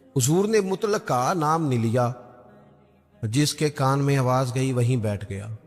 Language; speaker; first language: Urdu; non-native, local second language; Punjabi